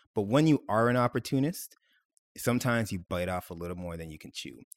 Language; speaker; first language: English; native; English